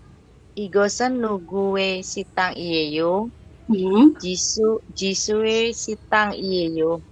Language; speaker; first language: Korean; non-native, learner; Indonesian